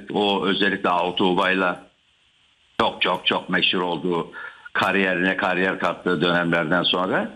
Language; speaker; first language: Turkish; native; Turkish